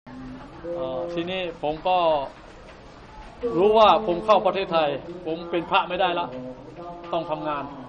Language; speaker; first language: Thai; non-native, fluent; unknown